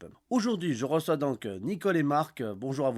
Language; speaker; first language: French; native; French